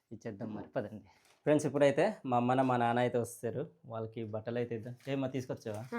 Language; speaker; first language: Telugu; non-native, local second language; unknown